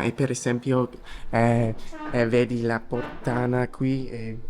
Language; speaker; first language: Italian; non-native, learner; English